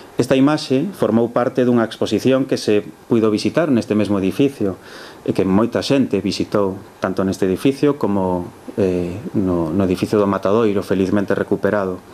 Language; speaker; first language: Galician; early bilingual, heritage; Galician